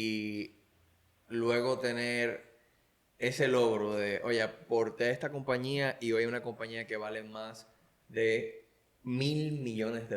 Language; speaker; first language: Spanish; native; Spanish